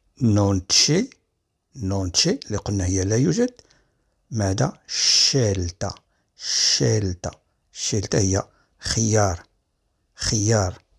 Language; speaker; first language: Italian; non-native, fluent; Arabic